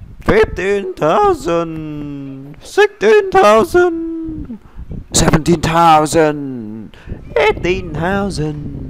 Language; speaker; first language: English; non-native, learner; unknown